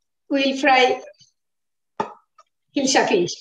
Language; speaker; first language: English; non-native, learner; Bangla